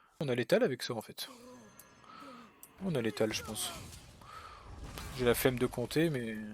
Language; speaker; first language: French; native; French